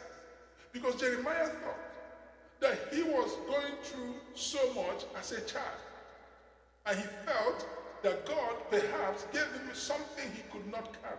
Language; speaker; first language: English; non-native, local second language; Igbo